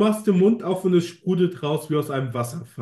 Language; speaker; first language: German; native; German